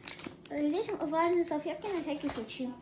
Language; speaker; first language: Russian; native; Russian